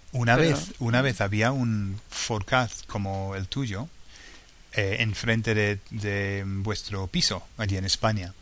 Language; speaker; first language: Spanish; non-native, fluent; English